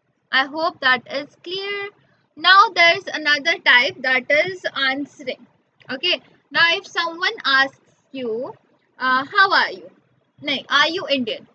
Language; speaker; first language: English; non-native, local second language; Hindi